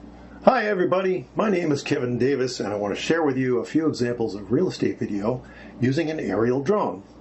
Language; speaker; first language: English; native; English